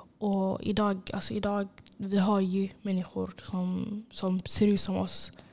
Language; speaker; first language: Swedish; early bilingual, other home language; Somali